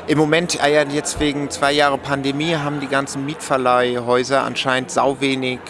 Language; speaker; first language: German; non-native, local second language; French